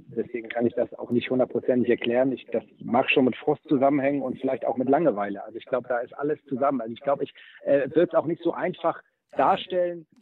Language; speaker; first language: German; native; German